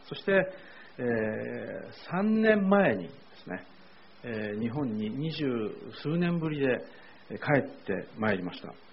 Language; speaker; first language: Japanese; native; Japanese